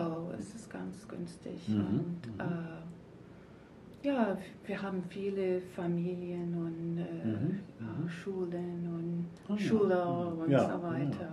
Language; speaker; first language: German; non-native, learner; English